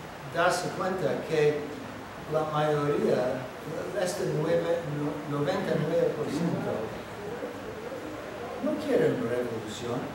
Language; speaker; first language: Spanish; non-native, fluent; English